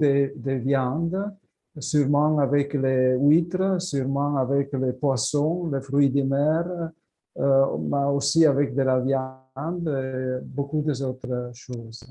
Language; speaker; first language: French; non-native, fluent; Italian